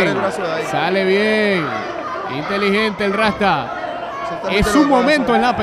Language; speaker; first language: Spanish; native; Spanish